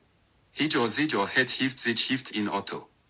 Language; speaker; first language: Dutch; non-native, learner; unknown